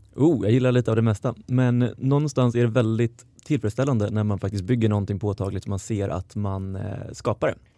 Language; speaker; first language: Swedish; native; Swedish